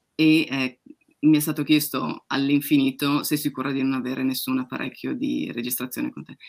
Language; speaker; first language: Italian; native; Italian